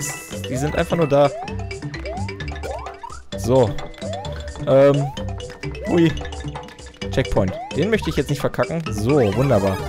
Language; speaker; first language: German; native; German